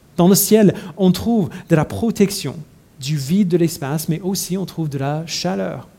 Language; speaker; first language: French; non-native, fluent; English